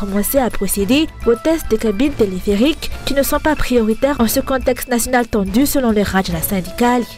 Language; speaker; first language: French; non-native, local second language; Malagasy